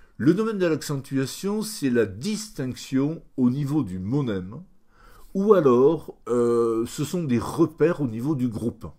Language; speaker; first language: French; native; French